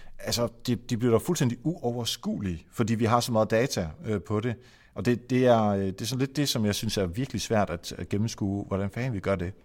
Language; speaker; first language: Danish; non-native, fluent; Dutch